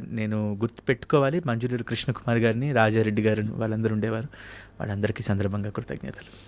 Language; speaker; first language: Telugu; native; Telugu